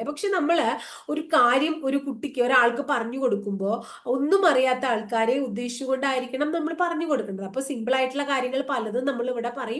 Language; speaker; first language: Malayalam; native; Malayalam